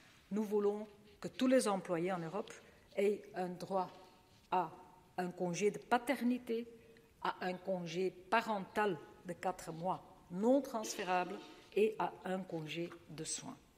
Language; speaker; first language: French; non-native, local second language; Dutch